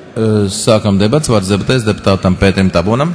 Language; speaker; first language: Latvian; native; Latvian